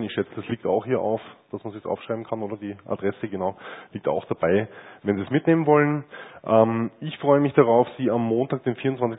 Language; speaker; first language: German; native; German